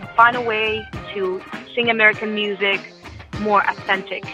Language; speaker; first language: English; non-native, fluent; Russian